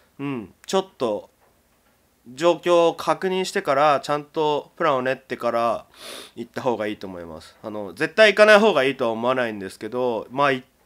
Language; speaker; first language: Japanese; native; Japanese